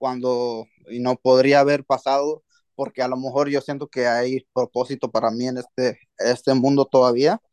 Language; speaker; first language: Spanish; early bilingual, heritage; Spanish